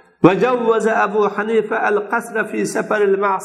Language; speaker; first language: Arabic; non-native, fluent; Uzbek